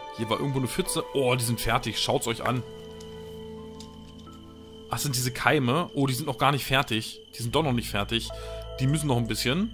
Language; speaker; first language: German; native; German